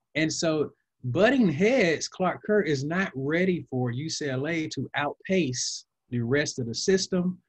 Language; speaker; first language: English; native; English